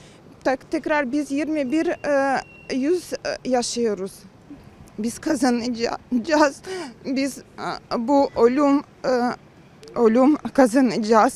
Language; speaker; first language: Turkish; non-native, learner; Ukrainian